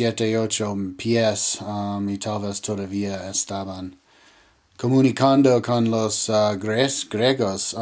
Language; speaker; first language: Spanish; non-native, learner; English